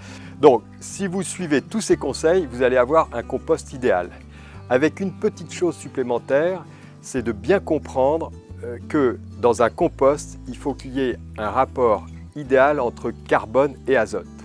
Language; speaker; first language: French; native; French